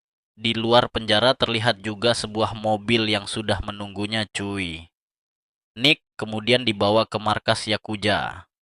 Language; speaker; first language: Indonesian; native; Indonesian